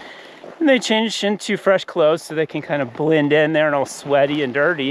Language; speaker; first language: English; native; English